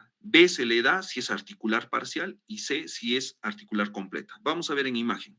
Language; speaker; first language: Spanish; native; Spanish